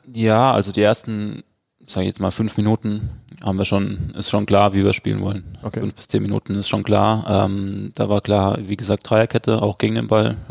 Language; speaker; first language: German; native; German